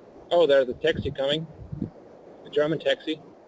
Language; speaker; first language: English; non-native, fluent; German